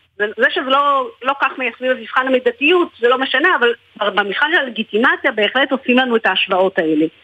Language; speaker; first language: Hebrew; native; Hebrew